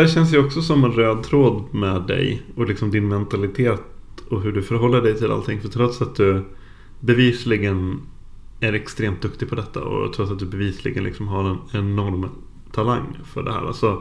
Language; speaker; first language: Swedish; native; Swedish